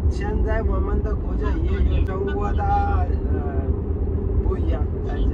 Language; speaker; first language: Chinese; non-native, learner; Urdu